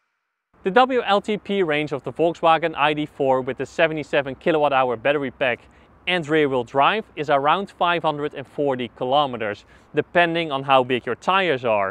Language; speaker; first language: English; non-native, fluent; Dutch